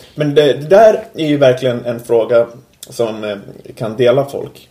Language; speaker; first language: Swedish; native; Swedish